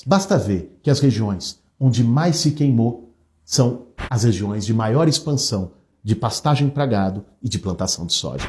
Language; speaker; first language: Portuguese; native; Portuguese